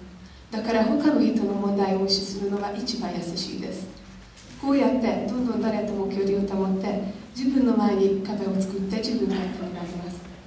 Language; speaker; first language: Japanese; non-native, learner; Hungarian